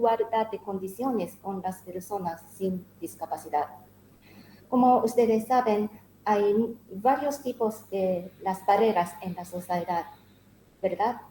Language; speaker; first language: Spanish; non-native, learner; Japanese